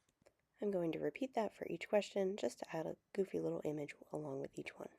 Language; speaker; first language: English; native; English